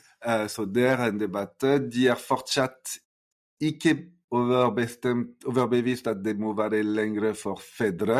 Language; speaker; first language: Norwegian; non-native, fluent; French